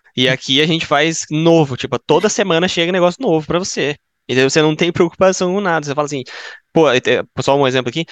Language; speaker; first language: Portuguese; native; Portuguese